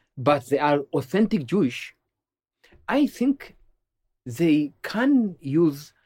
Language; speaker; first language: English; non-native, learner; Amharic